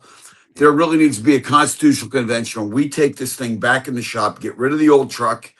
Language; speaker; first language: English; native; English